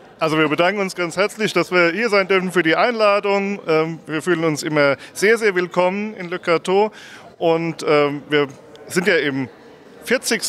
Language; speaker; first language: German; native; German